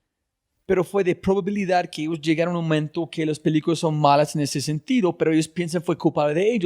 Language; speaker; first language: Spanish; non-native, fluent; English